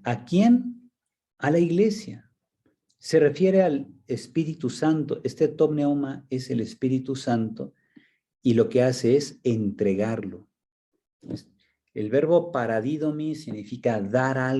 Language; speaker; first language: Spanish; native; Spanish